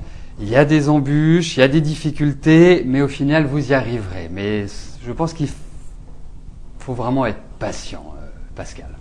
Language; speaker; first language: French; native; French